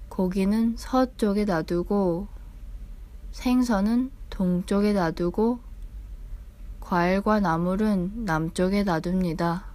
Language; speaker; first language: Korean; non-native, learner; English